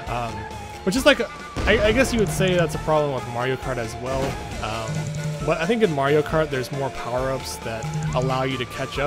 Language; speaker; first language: English; native; English